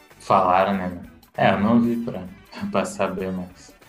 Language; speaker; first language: Portuguese; native; Portuguese